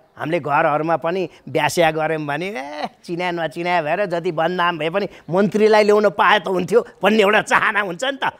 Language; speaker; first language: Nepali; native; Nepali